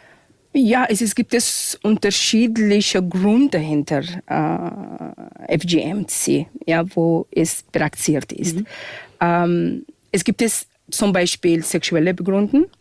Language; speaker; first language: German; non-native, fluent; Arabic